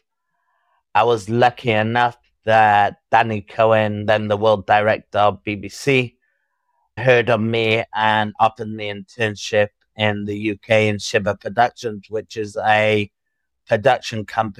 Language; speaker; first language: English; native; English